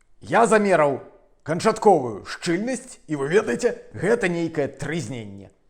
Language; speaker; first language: Belarusian; non-native, local second language; Russian